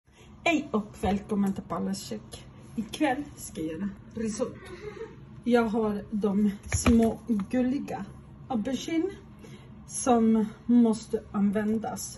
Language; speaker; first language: Swedish; non-native, fluent; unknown